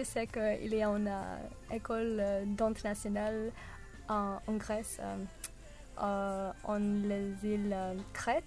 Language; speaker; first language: French; non-native, learner; English